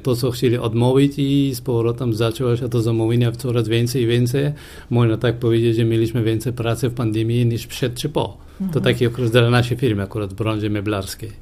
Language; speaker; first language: Polish; non-native, fluent; Persian